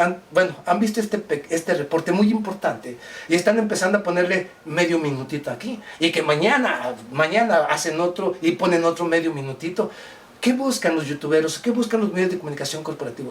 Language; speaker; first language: Spanish; native; Spanish